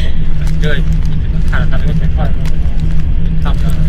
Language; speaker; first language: Chinese; native; Chinese